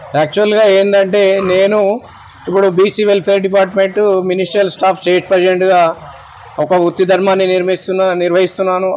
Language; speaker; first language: Telugu; non-native, local second language; Kannada